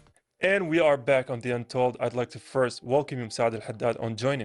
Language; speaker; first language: English; non-native, fluent; Arabic